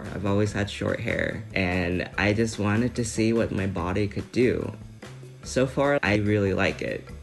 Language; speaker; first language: English; early bilingual, other home language; Vietnamese